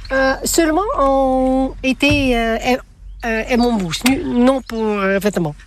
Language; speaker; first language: French; non-native, learner; Dutch